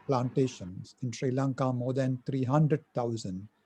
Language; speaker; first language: English; non-native, local second language; Sinhala